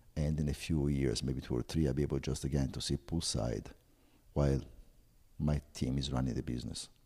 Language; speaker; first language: English; non-native, fluent; Italian